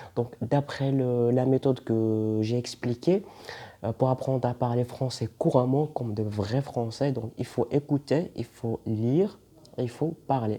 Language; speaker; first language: French; non-native, local second language; Arabic